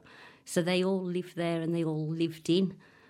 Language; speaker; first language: English; native; English